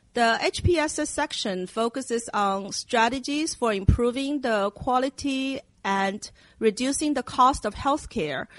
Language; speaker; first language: English; non-native, fluent; Chinese